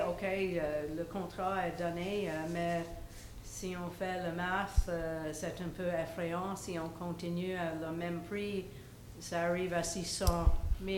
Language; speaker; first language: French; non-native, local second language; English